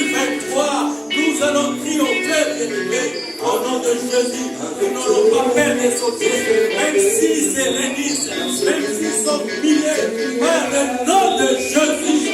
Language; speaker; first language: French; non-native, local second language; Lingala